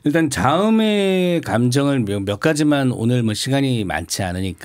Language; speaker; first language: Korean; native; Korean